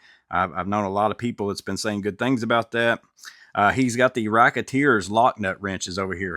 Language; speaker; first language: English; native; English